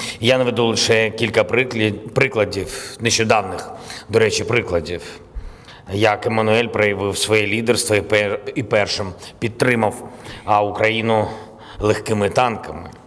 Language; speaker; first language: Ukrainian; non-native, local second language; Russian